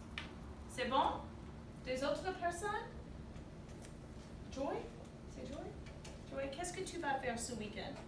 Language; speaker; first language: French; non-native, fluent; English